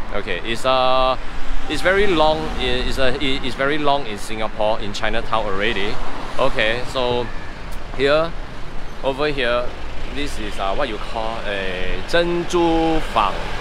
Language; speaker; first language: English; non-native, local second language; Chinese